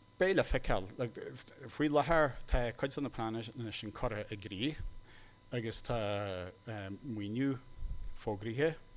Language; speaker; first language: Irish; native; Irish